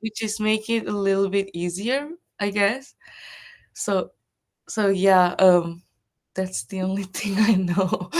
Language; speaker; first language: English; non-native, fluent; Japanese